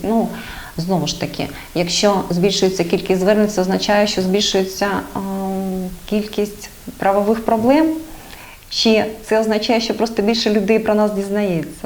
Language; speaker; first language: Ukrainian; native; Ukrainian